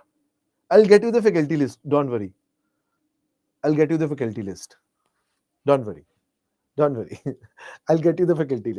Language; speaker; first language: English; non-native, local second language; Hindi